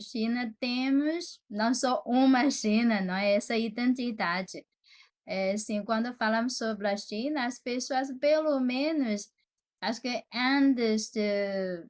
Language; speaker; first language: Portuguese; non-native, fluent; Chinese